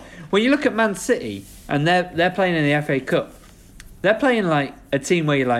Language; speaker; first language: English; native; English